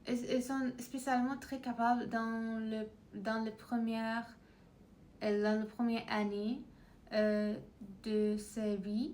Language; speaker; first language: French; non-native, learner; Persian